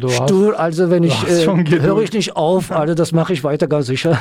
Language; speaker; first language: German; non-native, learner; Kurdish